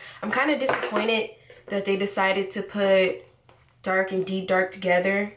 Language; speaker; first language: English; native; English